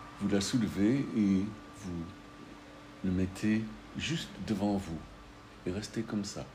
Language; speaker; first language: French; non-native, fluent; English